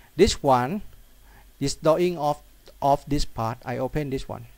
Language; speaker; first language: English; non-native, learner; Thai